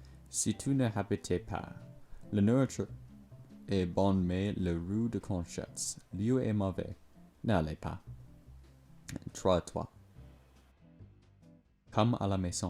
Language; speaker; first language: French; non-native, learner; English